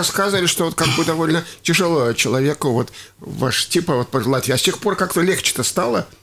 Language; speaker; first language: Russian; native; Russian